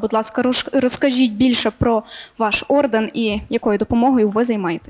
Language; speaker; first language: Ukrainian; native; Ukrainian